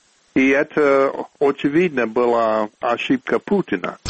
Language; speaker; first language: Russian; non-native, fluent; English